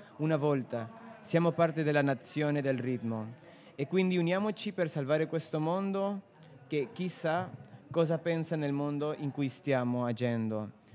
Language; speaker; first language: Italian; non-native, fluent; Spanish